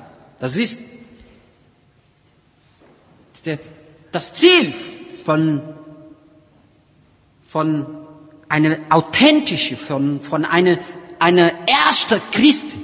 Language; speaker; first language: German; non-native, learner; Portuguese